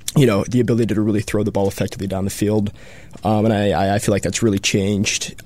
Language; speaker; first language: English; native; English